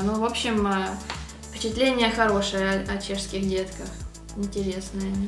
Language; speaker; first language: Russian; native; Russian